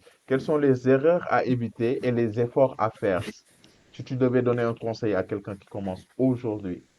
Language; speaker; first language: French; non-native, fluent; Portuguese